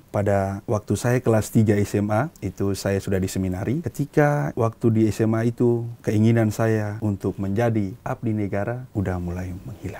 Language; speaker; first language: Indonesian; native; Indonesian